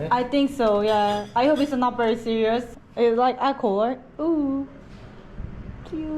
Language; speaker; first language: English; non-native, learner; Korean